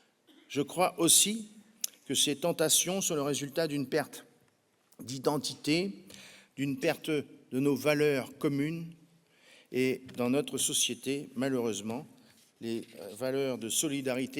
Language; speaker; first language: French; native; French